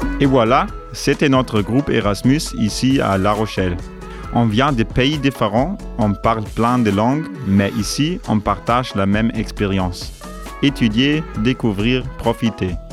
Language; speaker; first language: French; non-native, fluent; German